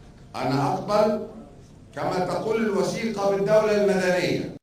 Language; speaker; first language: Arabic; native; Arabic